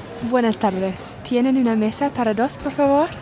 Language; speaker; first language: Spanish; non-native, fluent; English